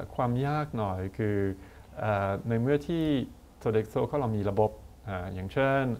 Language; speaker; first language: Thai; non-native, fluent; French